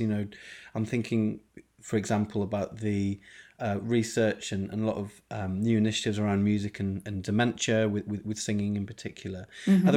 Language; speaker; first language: English; native; English